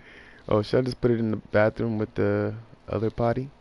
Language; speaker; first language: English; native; English